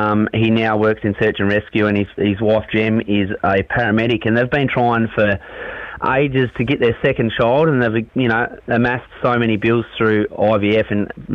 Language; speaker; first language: English; native; English